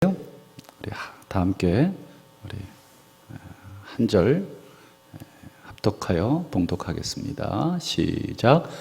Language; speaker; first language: Korean; native; Korean